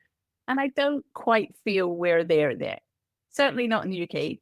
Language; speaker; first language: English; native; English